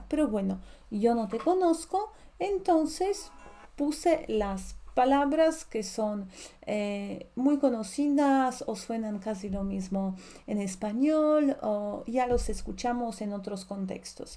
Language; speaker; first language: Spanish; non-native, fluent; Polish